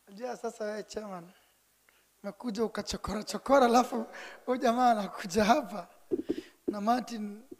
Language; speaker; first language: Swahili; non-native, local second language; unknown